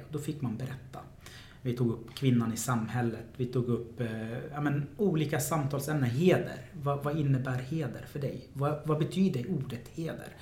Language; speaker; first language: Swedish; early bilingual, other home language; Arabic